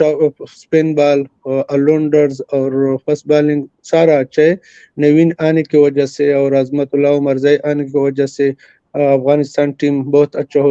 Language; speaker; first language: Hindi; non-native, fluent; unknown